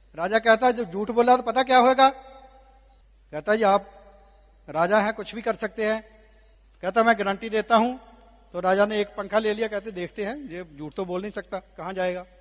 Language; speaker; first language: Hindi; non-native, local second language; Punjabi